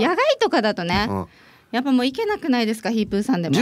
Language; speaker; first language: Japanese; native; Japanese